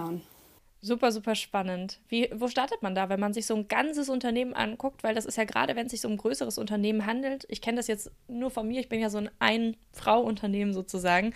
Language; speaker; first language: German; native; German